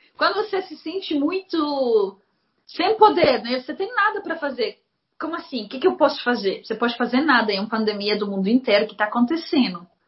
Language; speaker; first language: Portuguese; non-native, fluent; Arabic